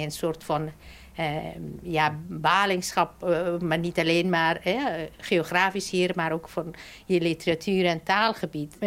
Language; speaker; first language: Dutch; non-native, fluent; Persian